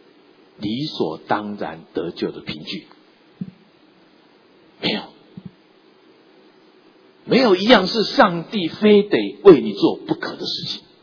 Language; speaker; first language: Chinese; native; Chinese